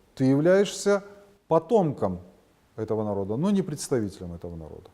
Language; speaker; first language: Russian; non-native, local second language; Ossetic